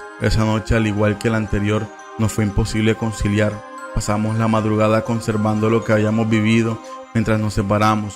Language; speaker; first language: Spanish; native; Spanish